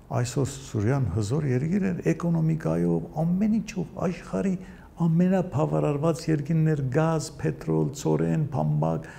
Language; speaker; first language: Armenian; early bilingual, heritage; Armenian